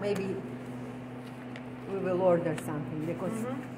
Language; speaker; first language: English; non-native, learner; Russian